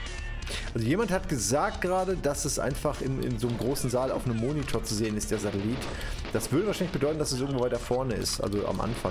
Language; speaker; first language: German; native; German